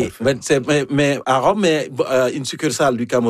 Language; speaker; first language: French; native; French